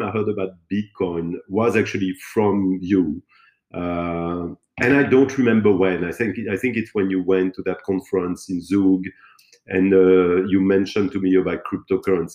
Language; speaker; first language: English; non-native, fluent; French